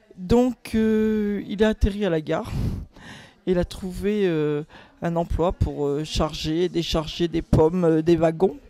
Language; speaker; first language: French; early bilingual, other home language; Portuguese